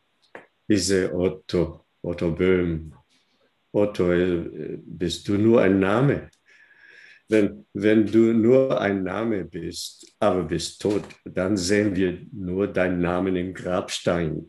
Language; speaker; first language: German; non-native, fluent; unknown